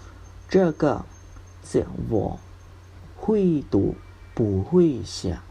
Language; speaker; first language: Chinese; non-native, fluent; Hmong